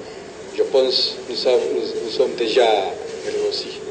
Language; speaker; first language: French; non-native, fluent; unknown